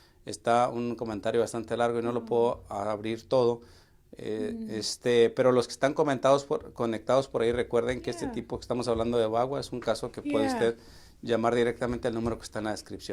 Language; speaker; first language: Spanish; native; Spanish